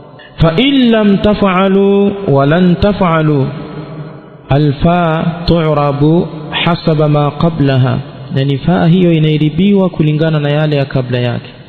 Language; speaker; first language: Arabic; non-native, fluent; Swahili